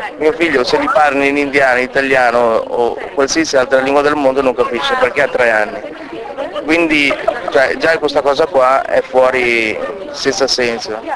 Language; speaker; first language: Italian; early bilingual, other home language; Punjabi